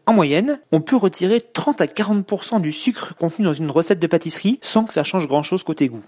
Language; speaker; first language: French; native; French